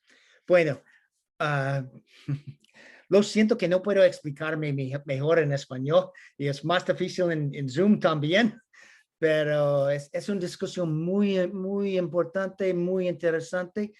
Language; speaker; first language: Spanish; non-native, learner; English